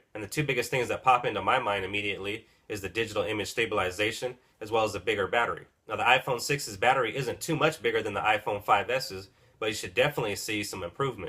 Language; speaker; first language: English; native; English